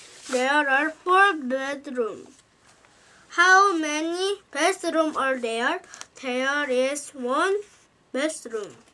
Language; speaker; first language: English; non-native, learner; Korean